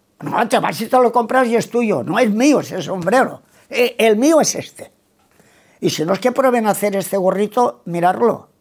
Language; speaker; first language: Spanish; non-native, local second language; Catalan